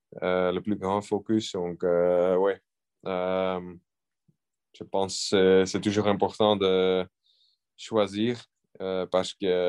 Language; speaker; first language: French; non-native, local second language; Dutch